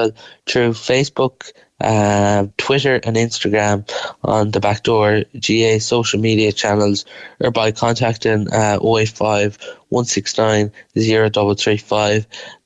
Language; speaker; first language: English; native; English